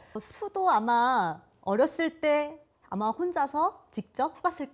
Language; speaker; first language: Korean; native; Korean